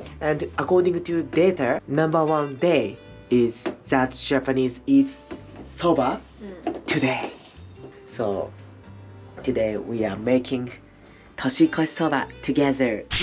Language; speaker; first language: English; non-native, learner; Japanese